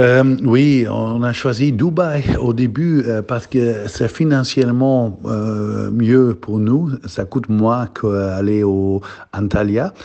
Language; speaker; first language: French; non-native, fluent; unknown